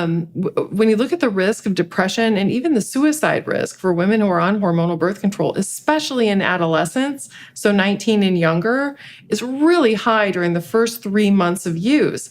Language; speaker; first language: English; native; English